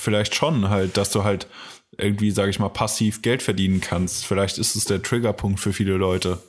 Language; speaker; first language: German; native; German